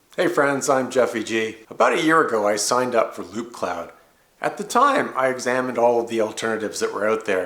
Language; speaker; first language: English; native; English